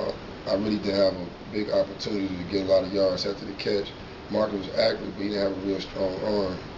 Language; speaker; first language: English; native; English